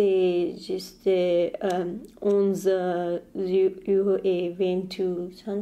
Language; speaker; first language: French; non-native, learner; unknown